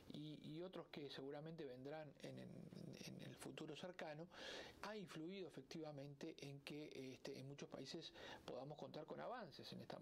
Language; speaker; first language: Spanish; native; Spanish